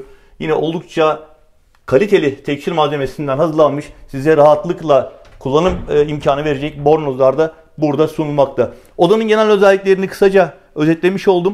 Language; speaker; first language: Turkish; native; Turkish